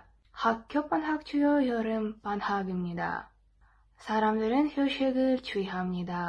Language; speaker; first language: Korean; non-native, learner; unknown